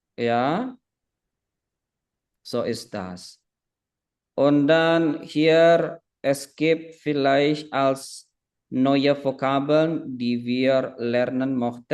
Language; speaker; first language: German; non-native, fluent; Indonesian